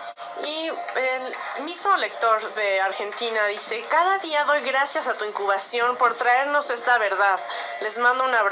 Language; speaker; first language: Spanish; native; Spanish